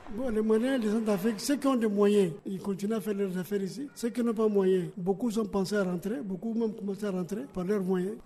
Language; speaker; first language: French; non-native, local second language; Soninke